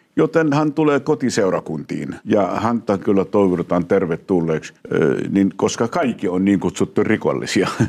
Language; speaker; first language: Finnish; non-native, fluent; Arabic